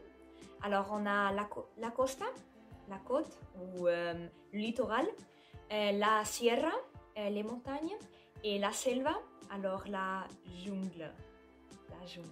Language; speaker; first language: French; non-native, fluent; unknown